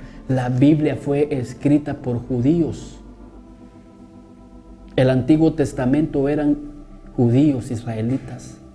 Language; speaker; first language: Spanish; native; Spanish